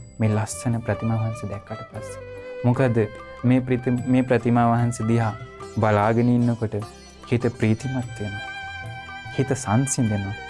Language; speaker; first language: Sinhala; non-native, fluent; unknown